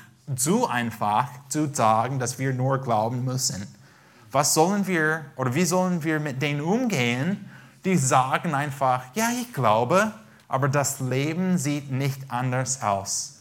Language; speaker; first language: German; non-native, fluent; English